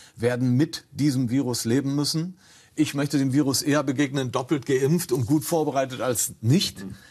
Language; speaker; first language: German; native; German